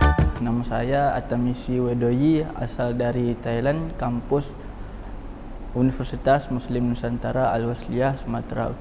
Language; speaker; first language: Indonesian; non-native, fluent; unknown